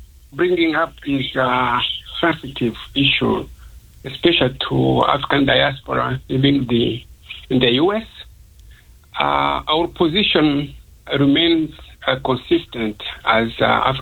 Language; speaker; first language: English; non-native, local second language; Kinyarwanda